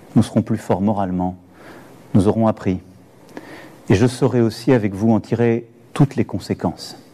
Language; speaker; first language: French; native; French